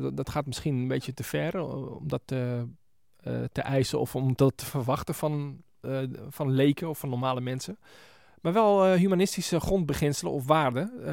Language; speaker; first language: Dutch; early bilingual, other home language; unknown